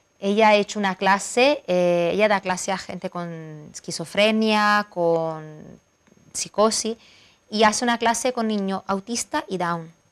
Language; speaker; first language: Spanish; non-native, fluent; Italian